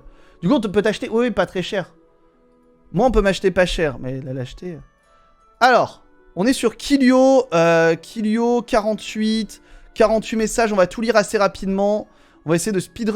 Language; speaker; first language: French; native; French